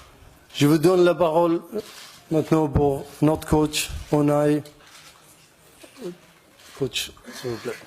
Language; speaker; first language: French; non-native, learner; Arabic